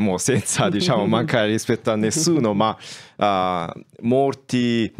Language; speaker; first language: Italian; non-native, fluent; Japanese